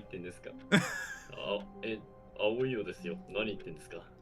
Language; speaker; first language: Japanese; native; Japanese